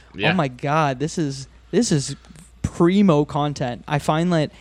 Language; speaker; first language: English; native; English